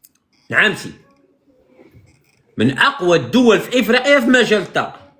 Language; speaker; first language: Arabic; native; Arabic